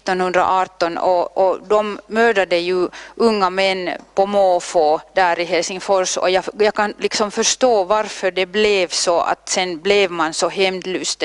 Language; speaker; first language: Swedish; non-native, local second language; Finnish